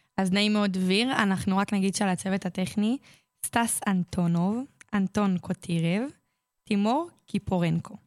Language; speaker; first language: Hebrew; native; Hebrew